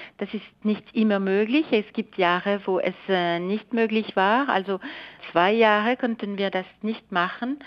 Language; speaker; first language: German; non-native, local second language; French